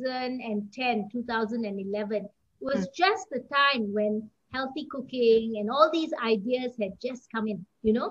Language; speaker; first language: English; native; English